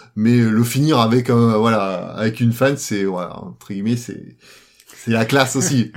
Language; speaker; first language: French; native; French